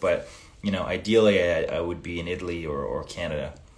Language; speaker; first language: English; early bilingual, other home language; Italian